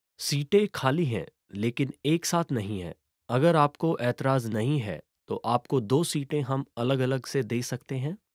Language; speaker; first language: Hindi; native; Hindi